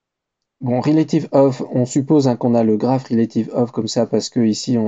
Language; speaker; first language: French; native; French